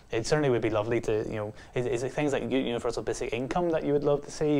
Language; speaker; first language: English; native; English